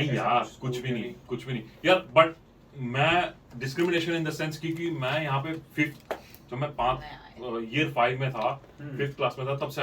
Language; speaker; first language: Hindi; native; Hindi